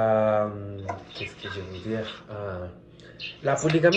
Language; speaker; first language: French; non-native, learner; Spanish